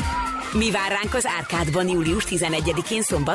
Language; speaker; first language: Hungarian; native; Hungarian